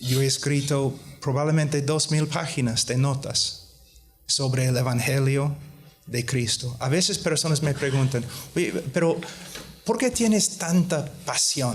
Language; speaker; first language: Spanish; non-native, fluent; English